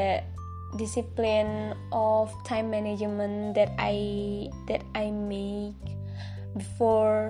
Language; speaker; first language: English; non-native, learner; Indonesian